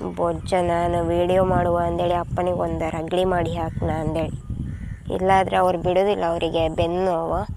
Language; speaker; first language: Kannada; non-native, local second language; Konkani